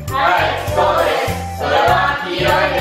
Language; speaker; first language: Japanese; non-native, learner; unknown